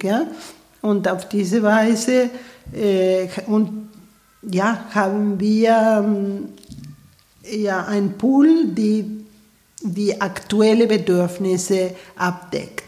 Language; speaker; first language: German; non-native, fluent; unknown